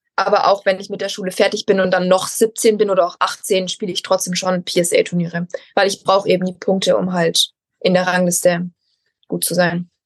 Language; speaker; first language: German; native; German